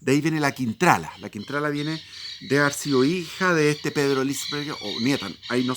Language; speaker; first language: Spanish; native; Spanish